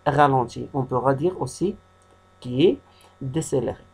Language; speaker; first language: French; non-native, local second language; Arabic